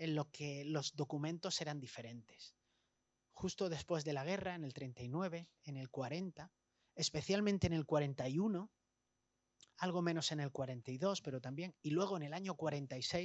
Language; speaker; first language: Spanish; native; Spanish